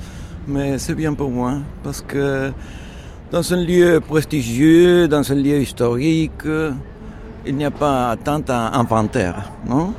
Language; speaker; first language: French; non-native, fluent; Spanish